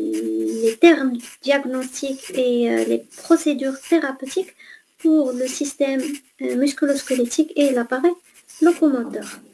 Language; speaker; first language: French; non-native, fluent; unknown